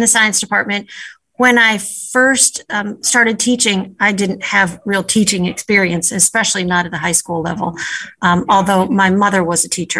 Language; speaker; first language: English; native; English